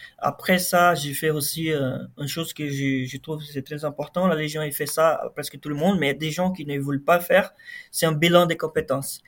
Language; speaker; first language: French; non-native, fluent; Portuguese